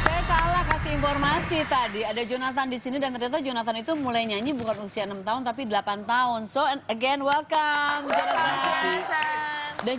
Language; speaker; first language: Indonesian; native; Indonesian